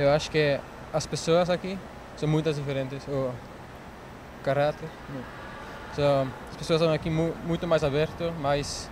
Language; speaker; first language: Portuguese; non-native, learner; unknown